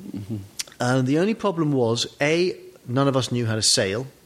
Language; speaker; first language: English; native; English